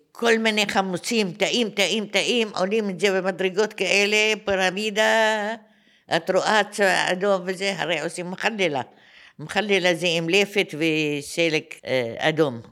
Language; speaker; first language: Hebrew; non-native, fluent; Arabic